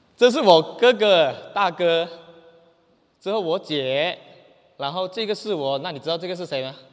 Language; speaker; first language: Chinese; native; Chinese